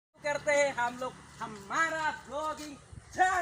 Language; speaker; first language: Hindi; non-native, local second language; Assamese